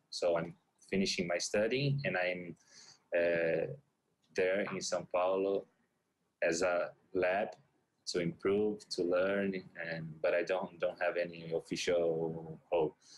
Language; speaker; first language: English; non-native, fluent; Portuguese